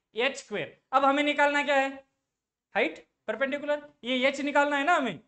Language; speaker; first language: Hindi; non-native, local second language; Marathi